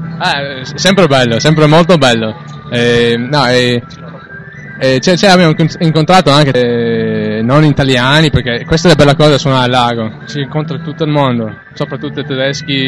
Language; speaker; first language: Italian; non-native, fluent; English